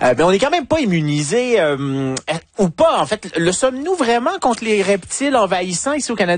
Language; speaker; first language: French; native; French